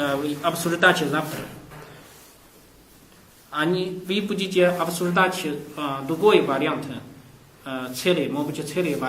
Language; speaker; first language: Russian; non-native, learner; Chinese